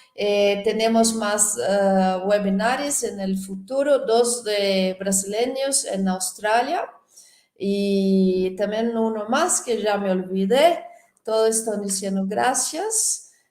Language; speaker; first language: Spanish; non-native, fluent; Portuguese